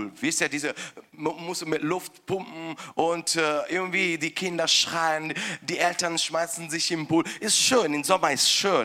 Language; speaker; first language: German; non-native, fluent; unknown